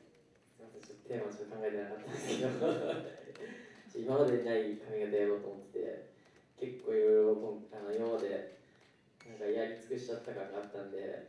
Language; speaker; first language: Japanese; native; Japanese